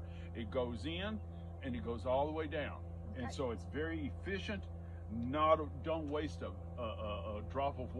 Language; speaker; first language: English; native; English